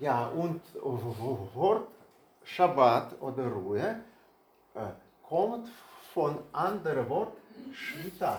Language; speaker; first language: German; non-native, learner; Russian